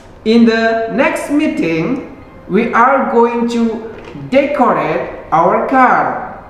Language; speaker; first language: English; non-native, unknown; Indonesian